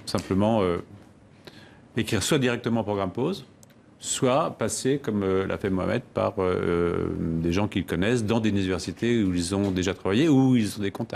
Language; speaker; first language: French; native; French